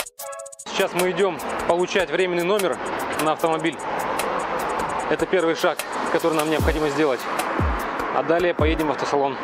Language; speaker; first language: Russian; native; Russian